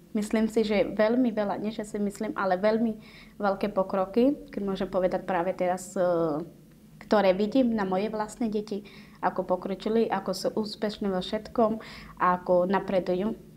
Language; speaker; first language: Slovak; non-native, local second language; Romany